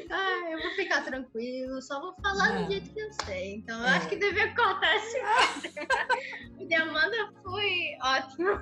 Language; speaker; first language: Portuguese; early bilingual, other home language; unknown